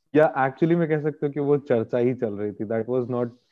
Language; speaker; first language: Hindi; native; Hindi